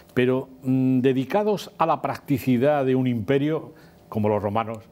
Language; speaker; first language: Spanish; native; Spanish